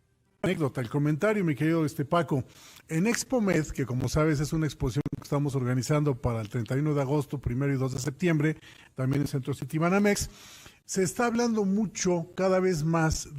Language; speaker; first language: Spanish; native; Spanish